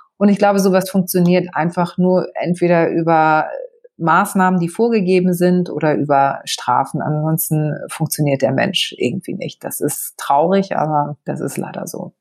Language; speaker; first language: German; early bilingual, other home language; Greek